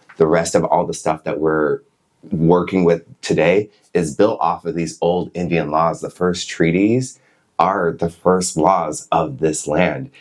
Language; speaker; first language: English; native; English